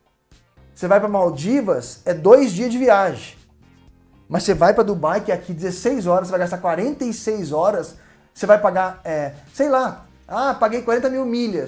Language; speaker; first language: Portuguese; native; Portuguese